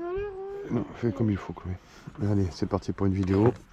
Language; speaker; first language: French; native; French